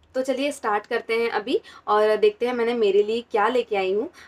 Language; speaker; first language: Hindi; non-native, local second language; Marathi